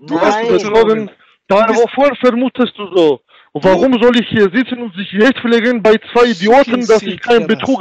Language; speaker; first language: German; non-native, learner; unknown